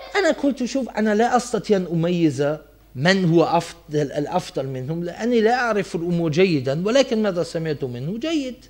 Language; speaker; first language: Arabic; non-native, fluent; German